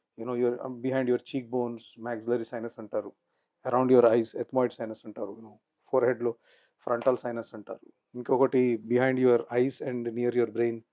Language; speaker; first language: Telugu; non-native, local second language; Urdu